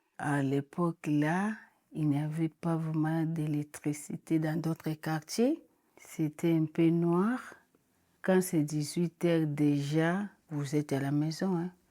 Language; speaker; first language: French; non-native, local second language; Lingala